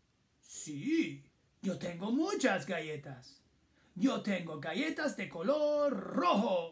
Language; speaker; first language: Spanish; non-native, fluent; English